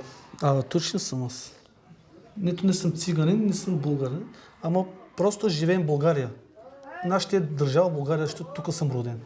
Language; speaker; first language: Bulgarian; non-native, local second language; Turkish